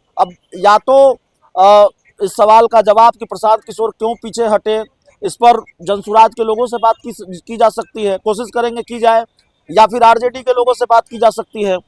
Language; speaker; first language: Hindi; native; Hindi